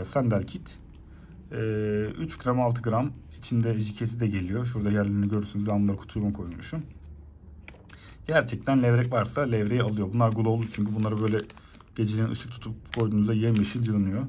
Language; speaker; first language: Turkish; native; Turkish